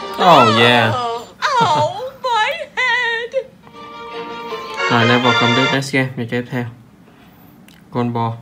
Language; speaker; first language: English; non-native, learner; Vietnamese